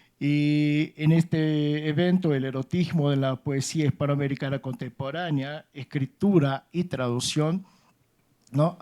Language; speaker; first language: Spanish; non-native, fluent; Portuguese